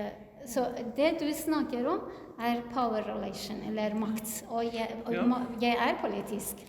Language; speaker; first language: Norwegian; non-native, learner; Kurdish